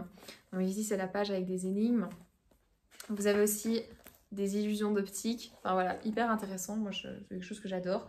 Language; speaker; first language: French; native; French